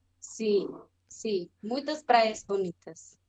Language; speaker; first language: Portuguese; non-native, learner; Spanish